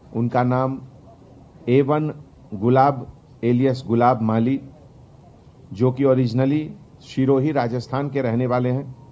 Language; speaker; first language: Hindi; non-native, local second language; Telugu